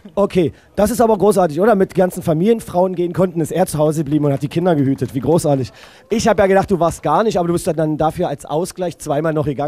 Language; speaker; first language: German; native; German